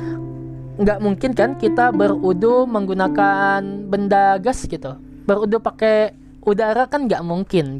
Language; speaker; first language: Indonesian; native; Indonesian